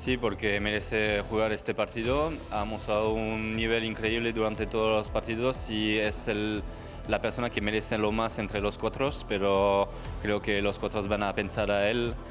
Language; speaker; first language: Spanish; non-native, fluent; French